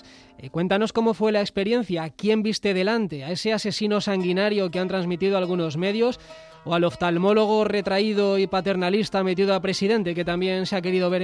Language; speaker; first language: Spanish; native; Spanish